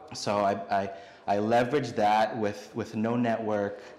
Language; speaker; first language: English; native; English